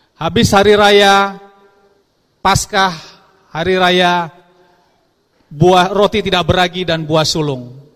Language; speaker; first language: Indonesian; non-native, local second language; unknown